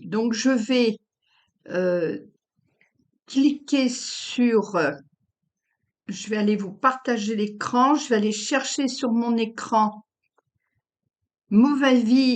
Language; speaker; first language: French; native; French